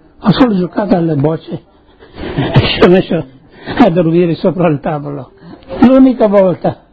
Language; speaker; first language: Italian; native; Italian